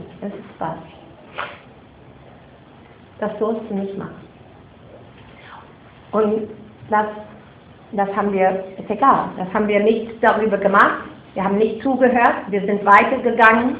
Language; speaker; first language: German; non-native, fluent; English